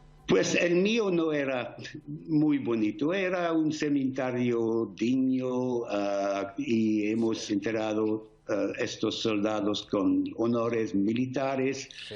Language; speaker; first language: Spanish; non-native, fluent; English